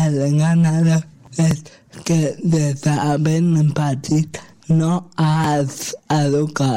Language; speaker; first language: Catalan; non-native, local second language; Spanish